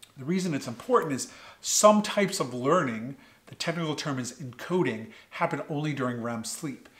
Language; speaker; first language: English; native; English